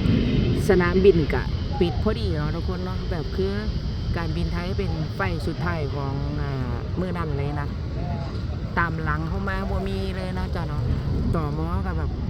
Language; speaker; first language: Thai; non-native, local second language; Northeastern Thai